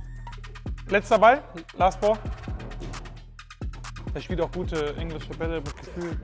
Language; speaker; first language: German; native; German